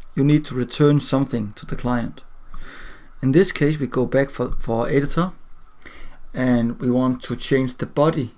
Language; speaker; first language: English; non-native, learner; Danish